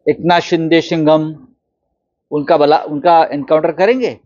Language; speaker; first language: Hindi; non-native, local second language; Marathi